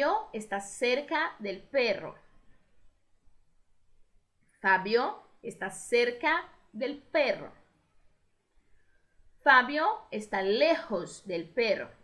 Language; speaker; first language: Spanish; non-native, fluent; Portuguese